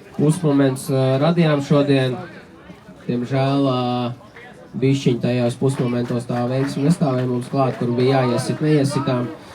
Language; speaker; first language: Latvian; native; Latvian